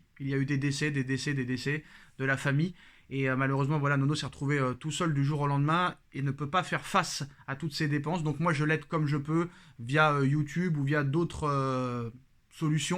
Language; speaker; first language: French; native; French